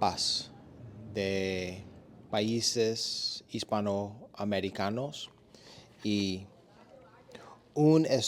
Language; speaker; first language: Spanish; non-native, learner; English